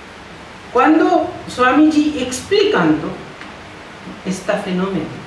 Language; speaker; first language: Spanish; non-native, fluent; Bangla